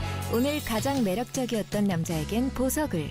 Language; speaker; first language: Korean; native; Korean